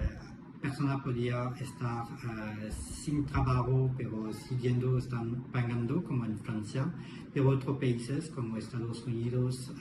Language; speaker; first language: Spanish; non-native, fluent; French